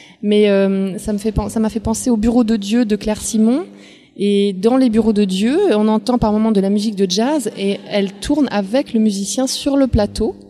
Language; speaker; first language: French; native; French